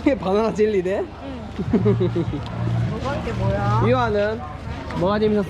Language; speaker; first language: Korean; native; Korean